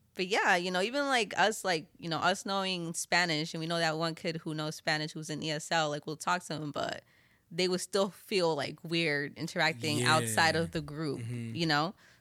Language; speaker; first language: English; native; English